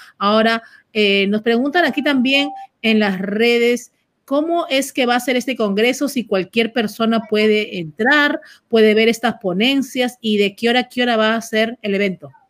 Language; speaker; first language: Spanish; native; Spanish